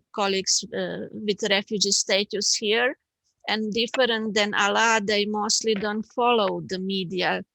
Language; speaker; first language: English; non-native, fluent; Slovenian